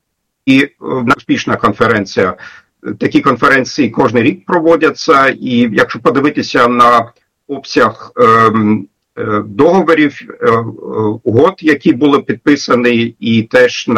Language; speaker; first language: Ukrainian; non-native, fluent; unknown